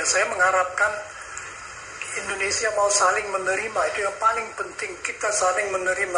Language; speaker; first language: Indonesian; non-native, fluent; German